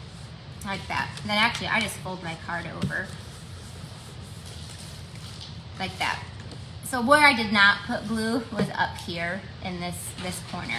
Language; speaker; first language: English; native; English